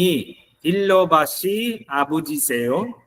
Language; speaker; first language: Korean; non-native, fluent; Filipino